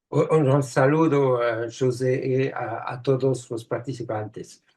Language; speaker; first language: Spanish; non-native, fluent; French